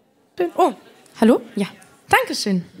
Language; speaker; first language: German; native; German